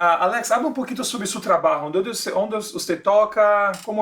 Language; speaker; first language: Spanish; non-native, learner; Portuguese